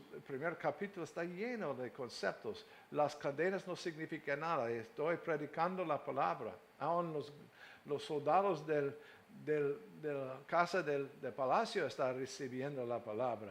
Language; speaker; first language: Spanish; non-native, fluent; English